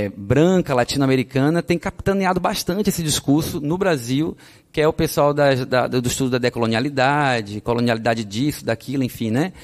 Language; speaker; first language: Portuguese; native; Portuguese